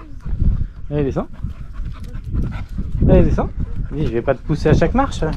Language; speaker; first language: French; native; French